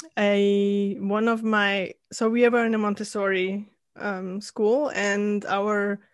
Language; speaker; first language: English; non-native, fluent; German